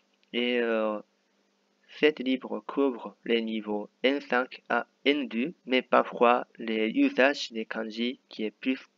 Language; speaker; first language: French; non-native, fluent; Japanese